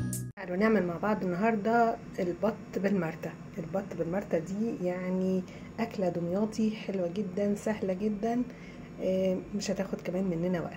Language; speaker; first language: Arabic; native; Arabic